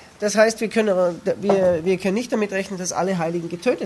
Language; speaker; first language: German; native; German